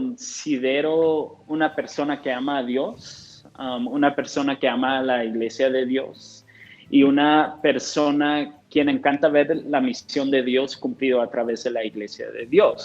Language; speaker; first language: Spanish; non-native, fluent; English